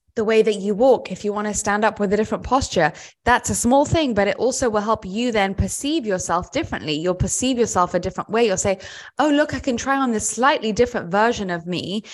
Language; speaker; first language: English; native; English